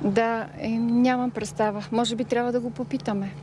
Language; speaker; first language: Bulgarian; native; Bulgarian